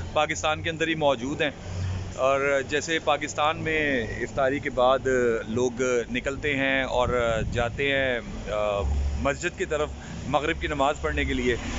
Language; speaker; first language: Urdu; native; Urdu